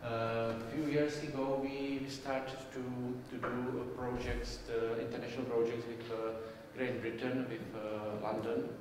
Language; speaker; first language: English; non-native, learner; Czech